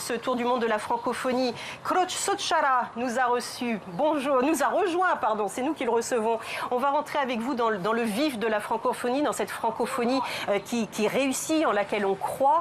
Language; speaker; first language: French; native; French